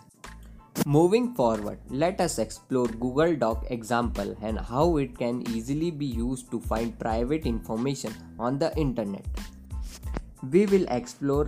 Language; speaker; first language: English; non-native, local second language; Hindi